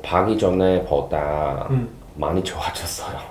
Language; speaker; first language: Korean; non-native, learner; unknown